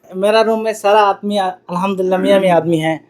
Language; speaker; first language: Hindi; non-native, local second language; Bangla